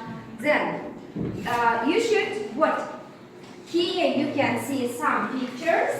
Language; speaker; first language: English; non-native, fluent; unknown